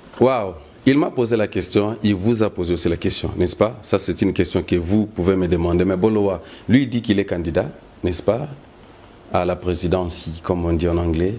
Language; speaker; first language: French; non-native, local second language; Lingala